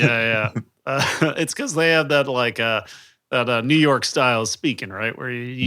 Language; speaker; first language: English; native; English